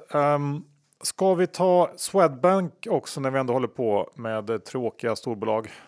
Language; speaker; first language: Swedish; native; Swedish